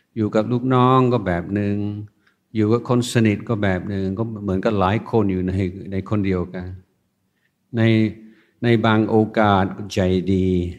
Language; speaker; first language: Thai; non-native, fluent; English